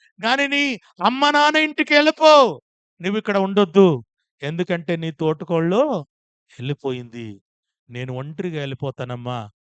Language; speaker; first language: Telugu; non-native, fluent; Odia